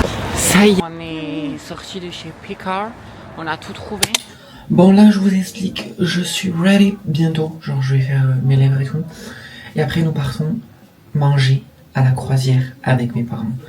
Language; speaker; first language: French; native; French